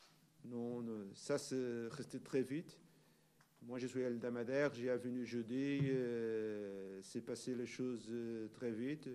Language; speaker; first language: French; non-native, learner; Portuguese